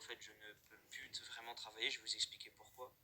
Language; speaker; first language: French; native; French